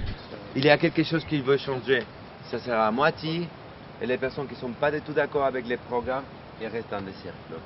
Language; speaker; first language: French; non-native, fluent; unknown